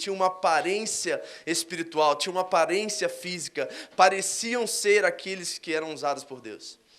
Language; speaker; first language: Portuguese; native; Portuguese